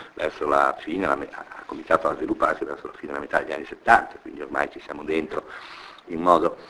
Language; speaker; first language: Italian; native; Italian